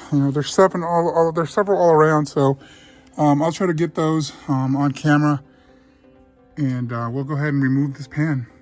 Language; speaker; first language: English; native; English